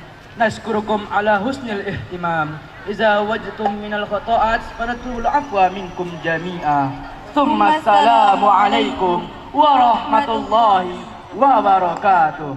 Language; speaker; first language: Arabic; non-native, learner; Indonesian